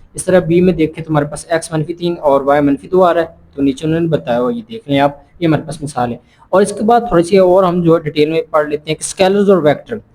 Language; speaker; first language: Urdu; non-native, local second language; Punjabi